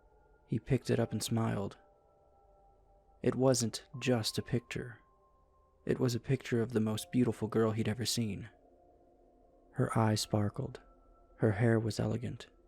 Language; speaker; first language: English; native; English